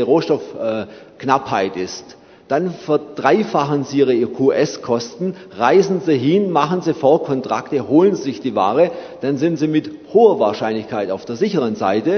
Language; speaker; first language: German; native; German